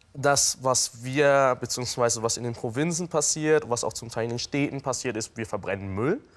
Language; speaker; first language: German; early bilingual, other home language; Filipino